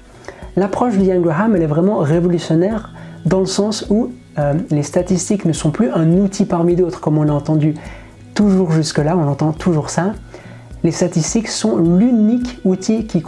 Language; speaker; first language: French; native; French